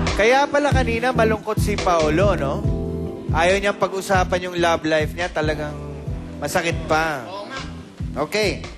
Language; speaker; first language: Filipino; native; Filipino